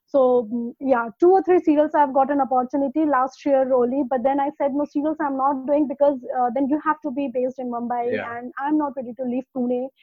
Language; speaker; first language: English; non-native, local second language; Hindi